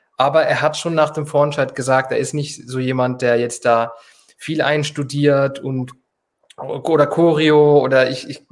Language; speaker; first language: German; non-native, fluent; Spanish